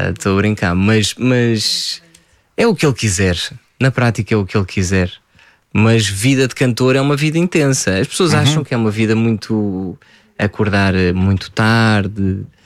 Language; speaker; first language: Portuguese; early bilingual, other home language; French